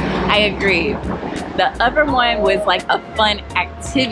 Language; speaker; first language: English; native; English